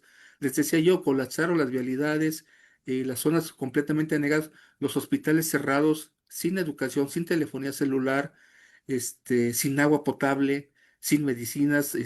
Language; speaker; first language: Spanish; native; Spanish